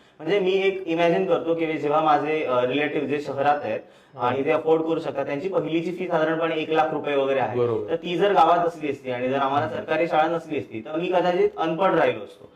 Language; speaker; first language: Marathi; native; Marathi